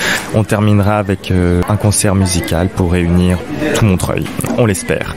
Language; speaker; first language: French; native; French